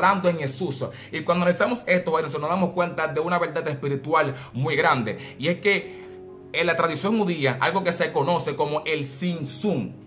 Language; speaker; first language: Spanish; native; Spanish